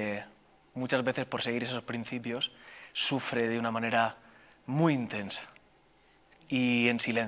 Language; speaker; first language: Spanish; native; Spanish